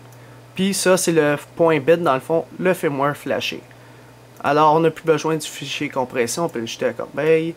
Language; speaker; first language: French; native; French